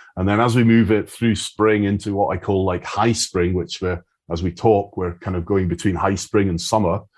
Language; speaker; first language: English; native; English